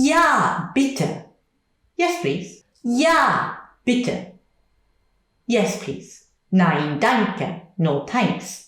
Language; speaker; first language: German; non-native, fluent; English